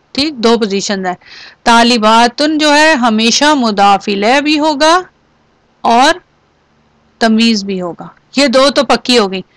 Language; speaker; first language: Urdu; native; Urdu